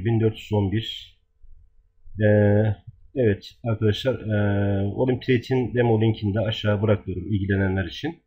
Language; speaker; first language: Turkish; native; Turkish